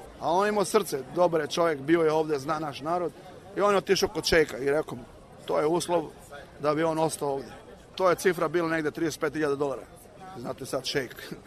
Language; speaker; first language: Serbian; native; Serbian